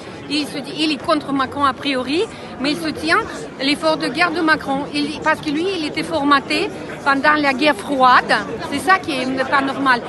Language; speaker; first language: French; non-native, fluent; Russian